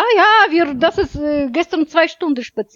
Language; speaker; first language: German; non-native, learner; Russian